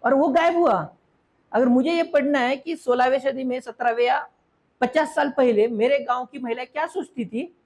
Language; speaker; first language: Hindi; non-native, local second language; Marathi